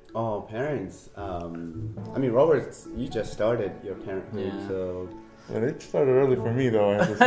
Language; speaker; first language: English; non-native, fluent; Japanese